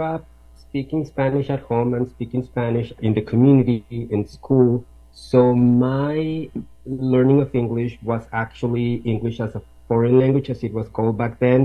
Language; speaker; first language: English; non-native, fluent; Spanish